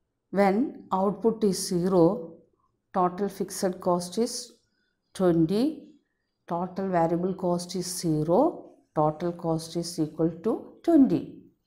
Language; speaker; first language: English; non-native, local second language; Malayalam